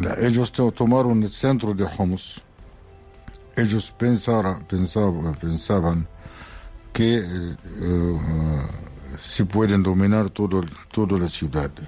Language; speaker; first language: Spanish; non-native, fluent; Arabic